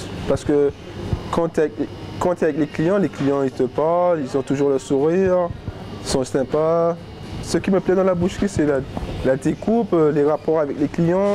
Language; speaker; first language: French; native; French